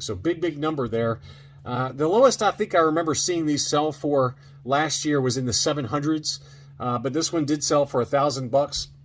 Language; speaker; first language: English; native; English